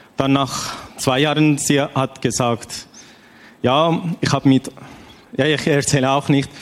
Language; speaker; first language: German; non-native, learner; Persian